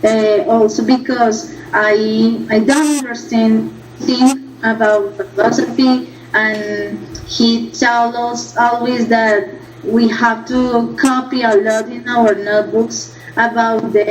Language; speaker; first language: English; non-native, learner; Spanish